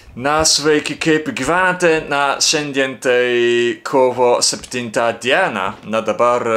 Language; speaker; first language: Lithuanian; non-native, fluent; Japanese